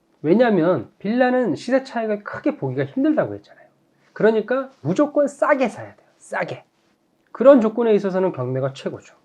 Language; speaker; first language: Korean; native; Korean